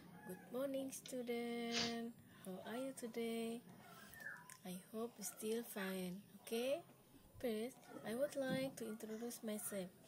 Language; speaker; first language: English; non-native, fluent; Indonesian